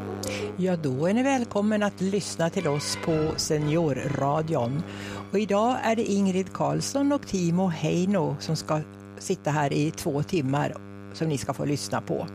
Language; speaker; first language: Swedish; native; Swedish